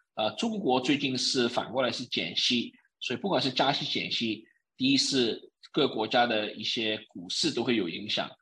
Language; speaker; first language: Chinese; early bilingual, heritage; Chinese